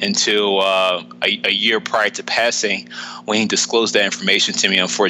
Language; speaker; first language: English; native; English